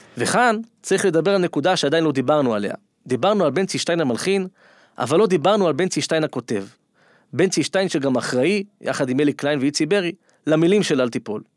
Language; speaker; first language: Hebrew; native; Hebrew